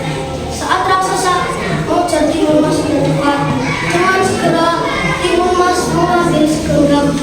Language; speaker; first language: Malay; non-native, local second language; Javanese